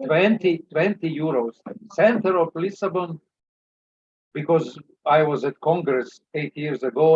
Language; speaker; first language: English; non-native, learner; Serbian